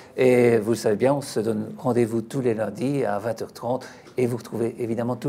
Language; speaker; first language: French; native; French